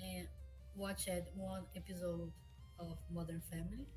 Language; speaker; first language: English; non-native, learner; Portuguese